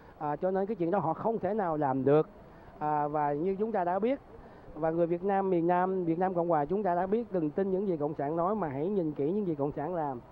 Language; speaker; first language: Vietnamese; native; Vietnamese